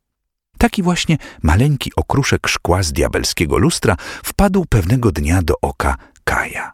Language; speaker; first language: Polish; native; Polish